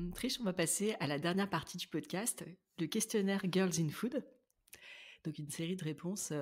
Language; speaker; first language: French; native; French